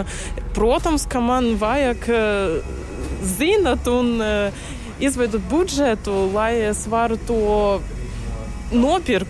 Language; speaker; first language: Latvian; non-native, learner; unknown